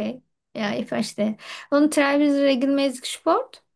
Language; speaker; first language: German; non-native, learner; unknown